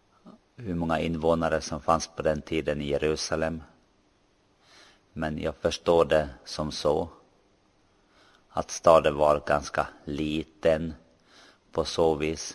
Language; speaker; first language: Swedish; non-native, local second language; Finnish